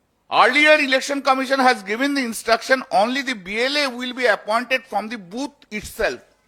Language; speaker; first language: English; non-native, local second language; Bangla